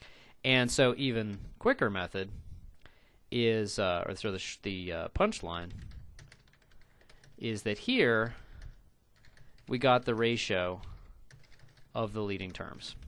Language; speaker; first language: English; native; English